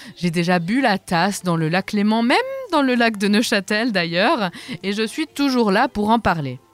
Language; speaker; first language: French; native; French